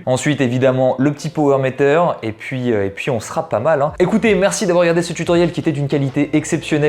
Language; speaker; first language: French; native; French